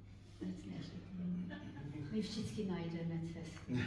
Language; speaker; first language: Czech; early bilingual, heritage; Czech